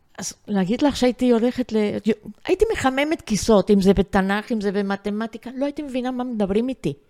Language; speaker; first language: Hebrew; non-native, fluent; Spanish